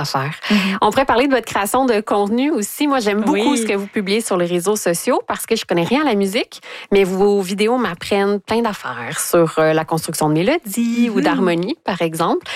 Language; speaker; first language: French; native; French